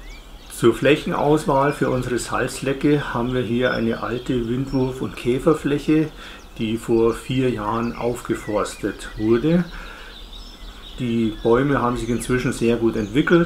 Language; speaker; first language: German; native; German